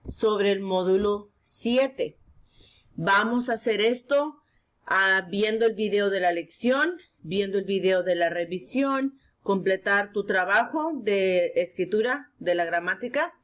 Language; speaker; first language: Spanish; early bilingual, heritage; Spanish